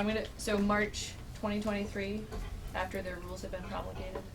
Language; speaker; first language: English; native; English